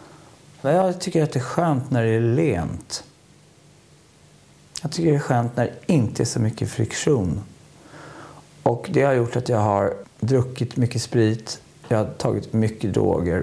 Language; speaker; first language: Swedish; native; Swedish